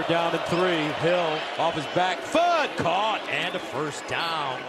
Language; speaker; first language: English; native; English